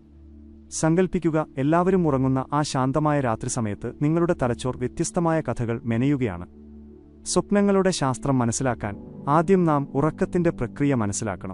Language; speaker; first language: Malayalam; native; Malayalam